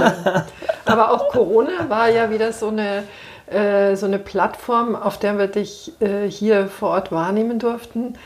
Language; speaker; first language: German; native; German